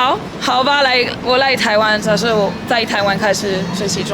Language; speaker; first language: Chinese; non-native, learner; German